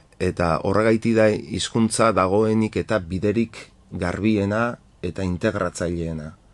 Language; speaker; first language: Basque; non-native, local second language; Spanish